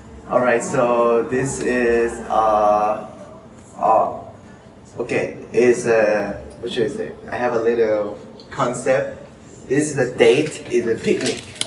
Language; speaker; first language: English; non-native, fluent; Thai